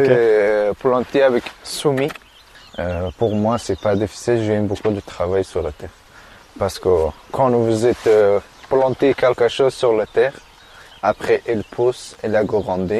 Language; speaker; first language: French; non-native, learner; Persian